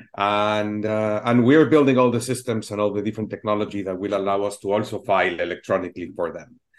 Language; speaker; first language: English; non-native, fluent; Spanish